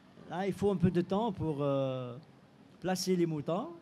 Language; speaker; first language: French; non-native, local second language; Arabic